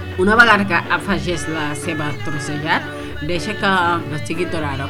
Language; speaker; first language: Catalan; non-native, fluent; Wolof